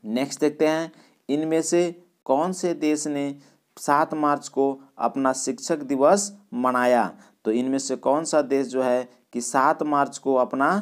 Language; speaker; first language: Hindi; native; Hindi